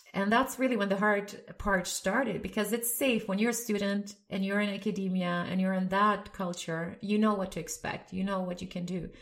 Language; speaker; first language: English; non-native, fluent; Swedish